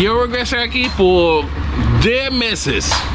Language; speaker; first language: Spanish; non-native, learner; English